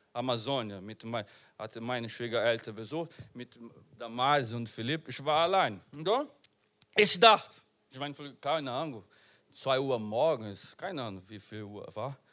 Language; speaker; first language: German; non-native, learner; Portuguese